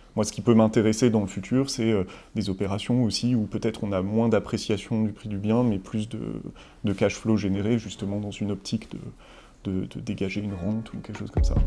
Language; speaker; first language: French; native; French